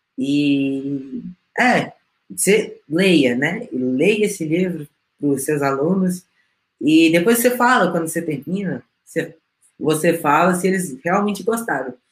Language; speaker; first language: Portuguese; non-native, fluent; Spanish